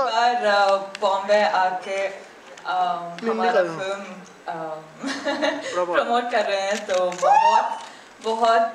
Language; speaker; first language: Hindi; non-native, local second language; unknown